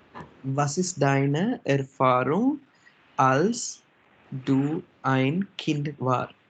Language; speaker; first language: German; non-native, learner; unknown